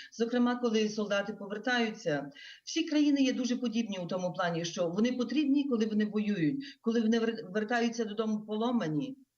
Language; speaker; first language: Ukrainian; early bilingual, heritage; Ukrainian